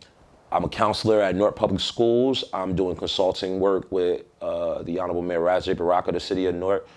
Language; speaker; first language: English; native; English